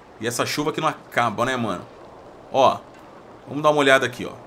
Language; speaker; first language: Portuguese; native; Portuguese